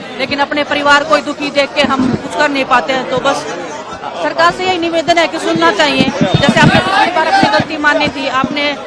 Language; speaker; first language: Hindi; native; Hindi